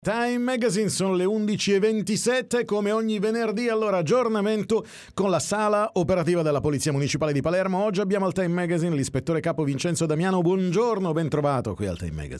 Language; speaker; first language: Italian; native; Italian